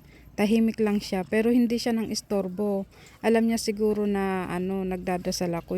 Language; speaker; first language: Filipino; native; Filipino